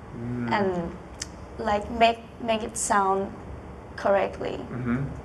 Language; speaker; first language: English; non-native, learner; Thai